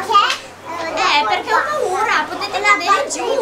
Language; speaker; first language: Italian; native; Italian